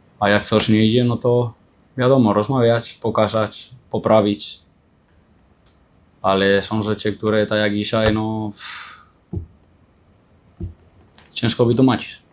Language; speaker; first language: Polish; non-native, fluent; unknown